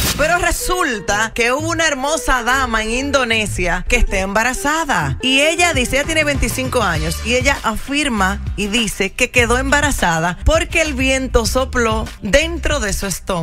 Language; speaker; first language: Spanish; native; Spanish